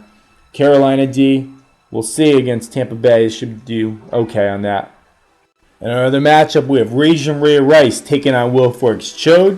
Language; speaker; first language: English; native; English